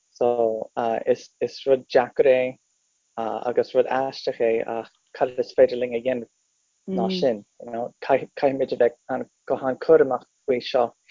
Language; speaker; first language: Irish; non-native, learner; English